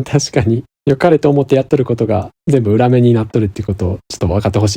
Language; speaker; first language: Japanese; native; Japanese